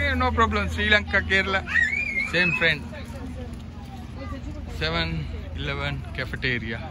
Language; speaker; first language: English; non-native, learner; Sinhala